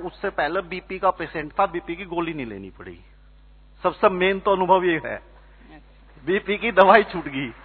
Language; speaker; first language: Hindi; native; Hindi